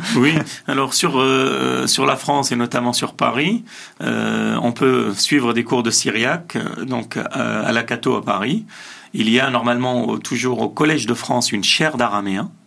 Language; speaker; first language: French; early bilingual, other home language; Assyrian Neo-Aramaic